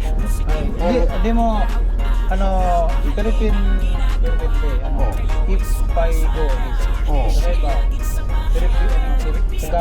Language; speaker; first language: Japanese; non-native, learner; Filipino